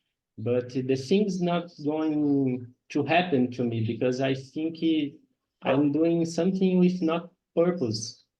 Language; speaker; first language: English; non-native, learner; Portuguese